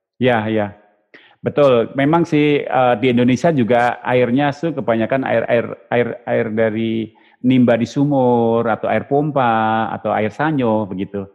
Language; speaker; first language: Indonesian; native; Indonesian